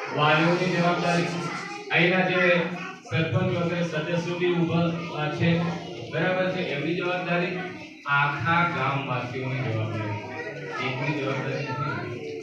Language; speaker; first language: Gujarati; non-native, local second language; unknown